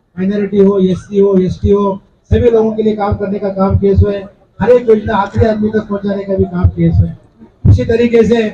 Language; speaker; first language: Hindi; non-native, local second language; Telugu